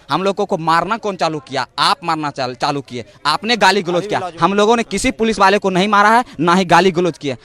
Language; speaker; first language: Hindi; native; Hindi